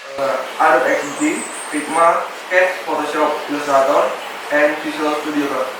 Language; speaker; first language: English; non-native, learner; Indonesian